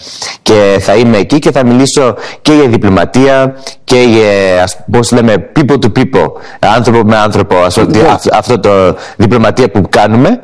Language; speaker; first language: Greek; early bilingual, heritage; English